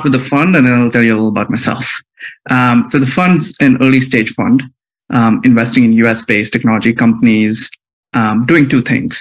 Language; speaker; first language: English; non-native, local second language; Hindi